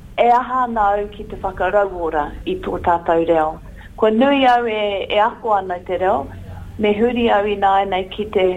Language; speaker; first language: Māori; non-native, local second language; English